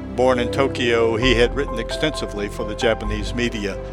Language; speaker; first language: English; non-native, fluent; Japanese